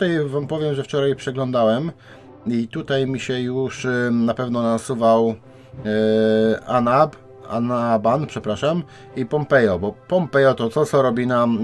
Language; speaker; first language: Polish; native; Polish